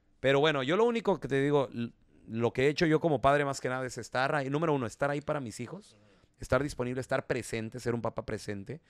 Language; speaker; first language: Spanish; native; Spanish